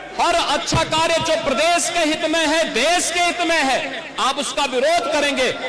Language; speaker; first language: Hindi; native; Hindi